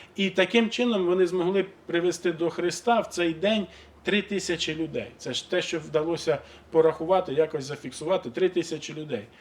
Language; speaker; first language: Ukrainian; native; Ukrainian